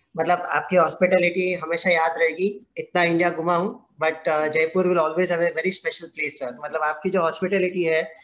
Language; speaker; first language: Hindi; non-native, local second language; Gujarati